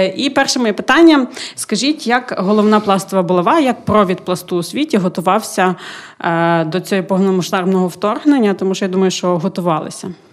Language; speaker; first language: Ukrainian; native; Ukrainian